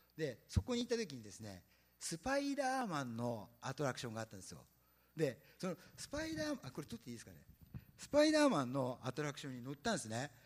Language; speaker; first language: Japanese; native; Japanese